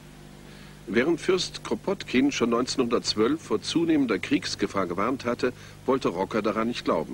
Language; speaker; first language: German; native; German